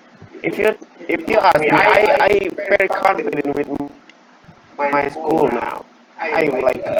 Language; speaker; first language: English; non-native, learner; Indonesian